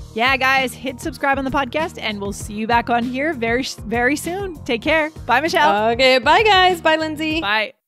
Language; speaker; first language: English; native; English